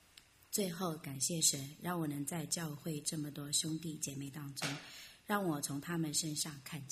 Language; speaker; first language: Chinese; native; Chinese